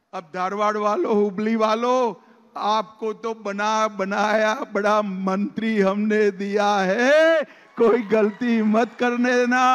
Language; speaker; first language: Hindi; non-native, local second language; Gujarati